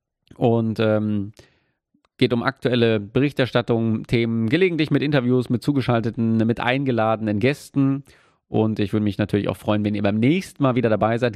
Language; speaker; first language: German; native; German